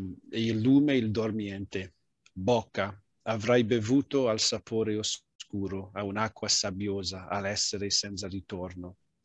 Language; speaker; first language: Italian; non-native, fluent; English